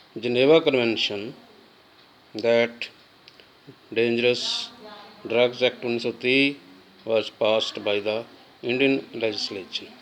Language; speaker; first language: English; non-native, local second language; Punjabi